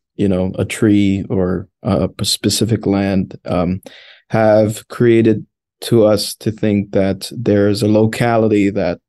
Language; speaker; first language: English; early bilingual, other home language; Spanish